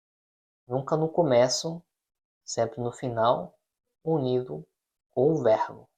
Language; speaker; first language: Portuguese; non-native, fluent; Spanish